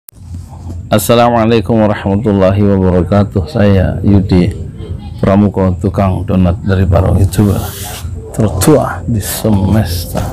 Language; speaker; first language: Indonesian; native; Indonesian